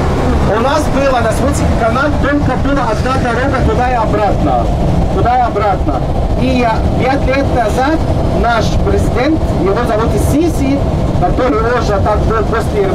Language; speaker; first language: Russian; non-native, learner; Arabic